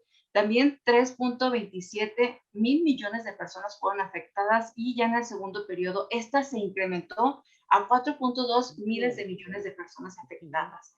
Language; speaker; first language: Spanish; native; Spanish